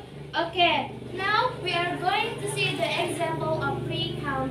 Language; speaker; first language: English; non-native, learner; Indonesian